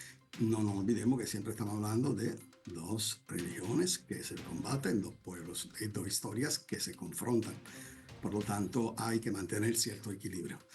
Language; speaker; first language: Spanish; non-native, fluent; Italian